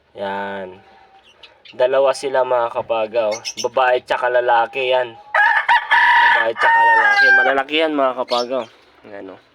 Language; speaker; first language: Filipino; native; Filipino